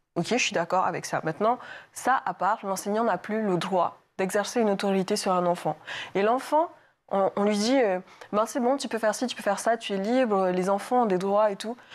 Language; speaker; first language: French; native; French